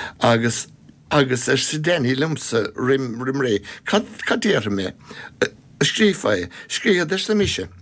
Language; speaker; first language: Irish; non-native, local second language; English